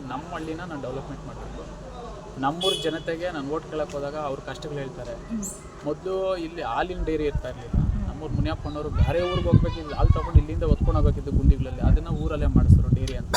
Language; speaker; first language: Kannada; native; Kannada